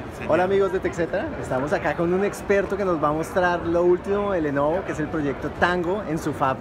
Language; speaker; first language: Spanish; native; Spanish